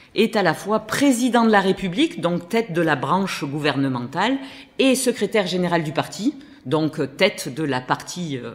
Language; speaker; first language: French; native; French